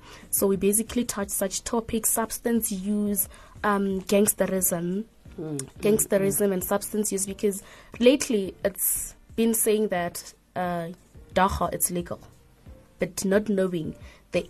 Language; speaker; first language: English; non-native, local second language; Northern Sotho